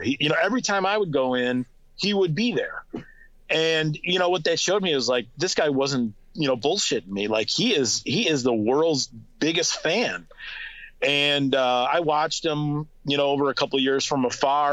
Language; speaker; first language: English; native; English